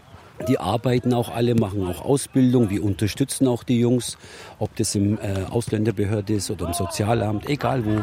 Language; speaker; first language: German; early bilingual, other home language; Turkish